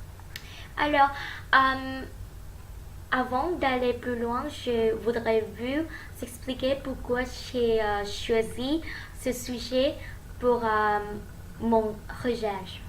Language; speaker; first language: French; non-native, learner; Thai